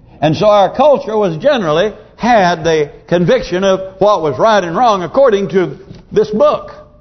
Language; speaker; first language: English; native; English